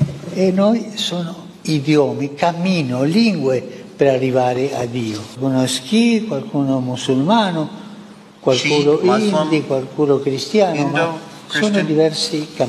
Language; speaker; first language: Italian; non-native, fluent; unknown